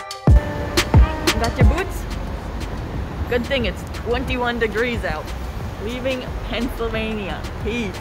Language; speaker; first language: English; native; English